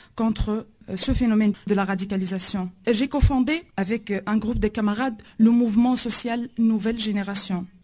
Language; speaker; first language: French; non-native, local second language; Arabic